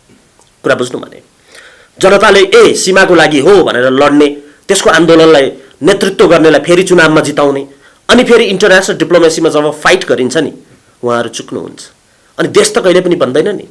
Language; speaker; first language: Nepali; native; Nepali